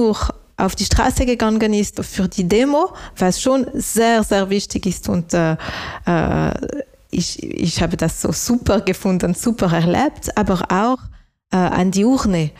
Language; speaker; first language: German; non-native, local second language; French